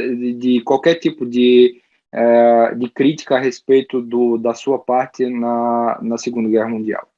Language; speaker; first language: Portuguese; early bilingual, heritage; Portuguese